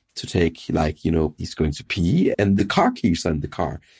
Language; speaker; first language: English; non-native, fluent; Danish